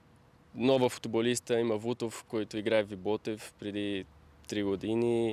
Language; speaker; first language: Bulgarian; non-native, learner; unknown